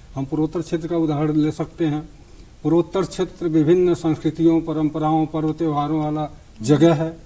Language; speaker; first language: Hindi; native; Hindi